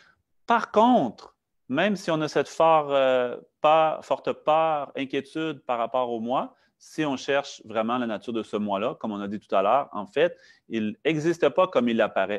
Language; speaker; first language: French; native; French